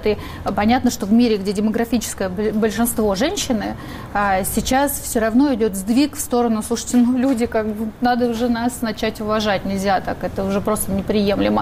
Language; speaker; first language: Russian; native; Russian